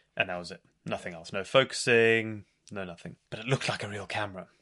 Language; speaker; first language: English; native; English